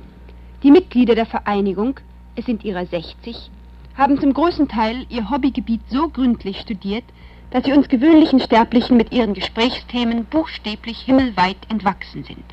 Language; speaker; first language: German; native; German